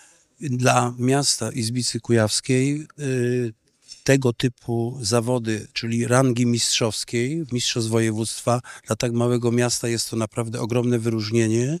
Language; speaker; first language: Polish; native; Polish